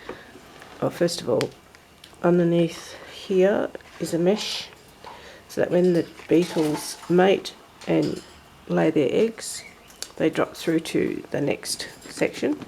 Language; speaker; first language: English; native; English